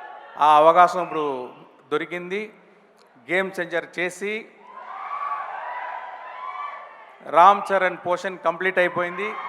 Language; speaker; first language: Telugu; non-native, local second language; Tamil